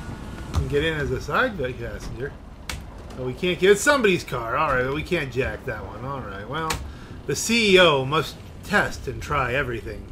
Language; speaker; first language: English; native; English